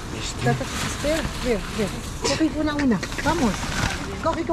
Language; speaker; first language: Spanish; non-native, learner; Filipino